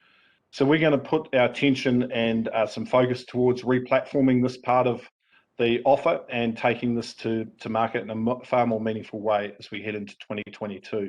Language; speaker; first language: English; native; English